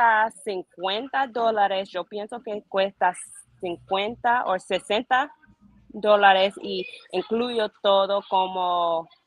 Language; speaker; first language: Spanish; non-native, learner; English